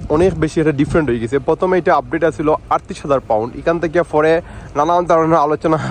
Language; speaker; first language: Bangla; native; Bangla